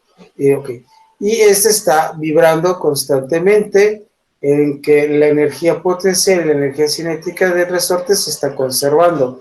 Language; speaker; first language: Spanish; native; Spanish